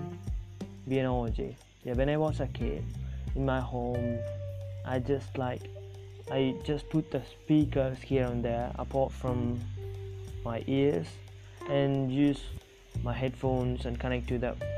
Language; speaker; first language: English; non-native, local second language; Tamil